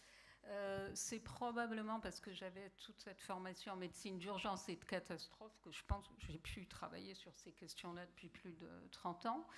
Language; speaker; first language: French; native; French